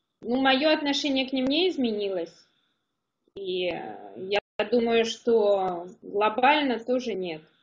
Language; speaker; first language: Russian; native; Russian